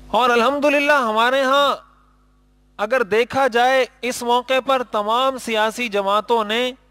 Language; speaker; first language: Urdu; native; Urdu